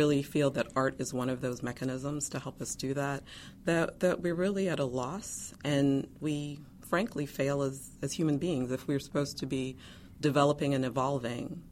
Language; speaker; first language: English; early bilingual, other home language; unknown